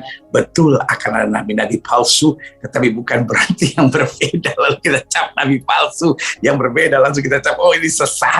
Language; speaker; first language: Indonesian; native; Indonesian